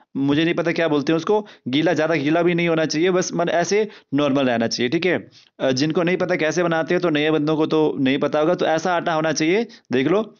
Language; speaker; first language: Hindi; non-native, local second language; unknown